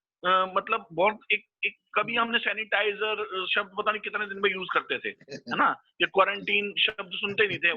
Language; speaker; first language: Hindi; native; Hindi